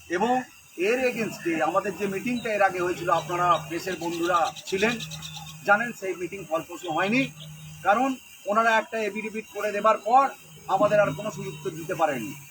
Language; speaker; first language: Bangla; non-native, local second language; Santali